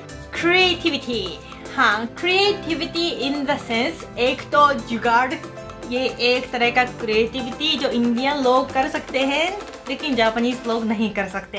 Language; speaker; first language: Hindi; non-native, fluent; Japanese